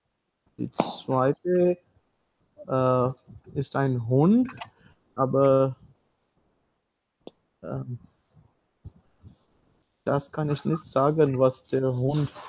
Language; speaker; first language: German; non-native, learner; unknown